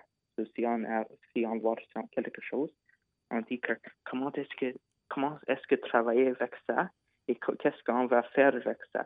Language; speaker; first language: French; non-native, local second language; English